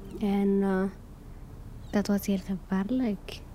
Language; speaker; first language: Dutch; non-native, learner; Tigrinya